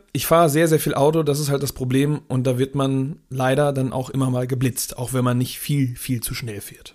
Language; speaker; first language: German; native; German